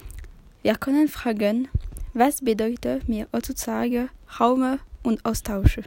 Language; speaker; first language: German; non-native, learner; French